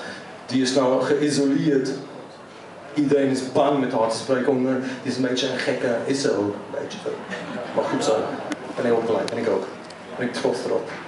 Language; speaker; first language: Dutch; non-native, fluent; English